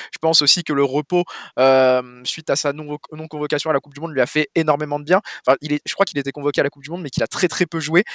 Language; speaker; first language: French; native; French